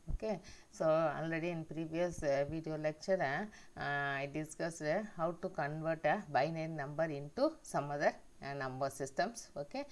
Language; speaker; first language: English; non-native, local second language; Tamil